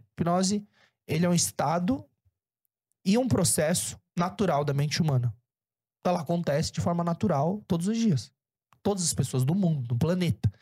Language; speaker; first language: Portuguese; early bilingual, other home language; Korean